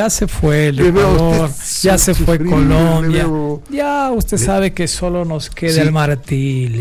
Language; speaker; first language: Spanish; native; Spanish